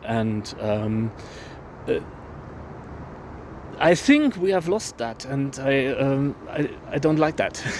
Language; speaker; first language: English; non-native, fluent; German